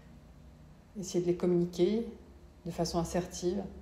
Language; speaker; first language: French; native; French